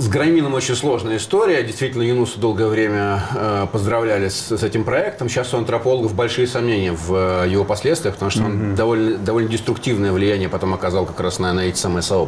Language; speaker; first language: Russian; native; Russian